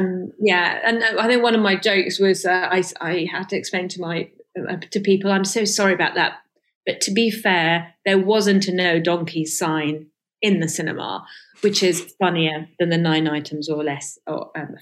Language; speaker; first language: English; early bilingual, other home language; Persian